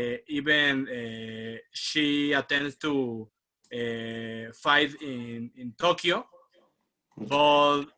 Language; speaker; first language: English; non-native, learner; Spanish